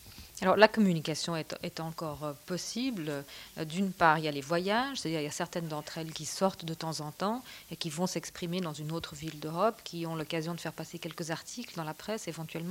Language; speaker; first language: French; native; French